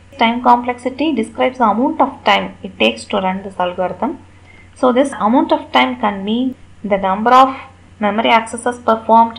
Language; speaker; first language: English; non-native, local second language; Tamil